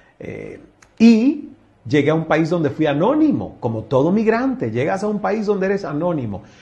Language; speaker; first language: Spanish; native; Spanish